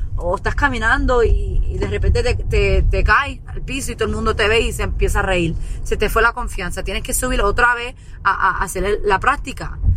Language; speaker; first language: Spanish; early bilingual, other home language; English